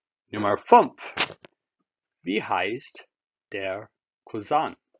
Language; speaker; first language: German; non-native, fluent; English